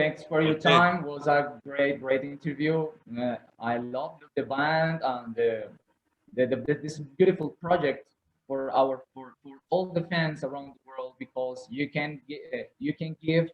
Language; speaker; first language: English; non-native, learner; Spanish